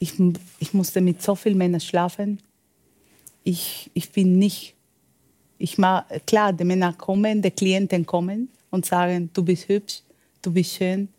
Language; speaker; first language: German; non-native, learner; Spanish